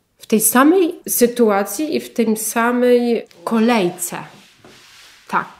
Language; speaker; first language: Polish; native; Polish